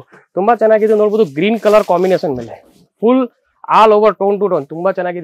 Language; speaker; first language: Kannada; non-native, fluent; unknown